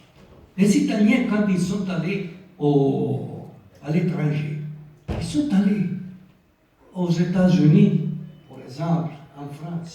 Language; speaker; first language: French; non-native, local second language; Italian